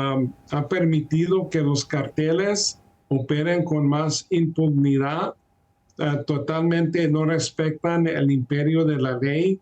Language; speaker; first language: Spanish; early bilingual, heritage; Spanish